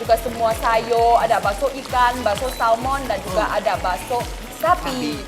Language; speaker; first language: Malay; non-native, fluent; Thai